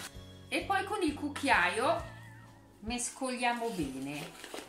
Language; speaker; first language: Italian; native; Italian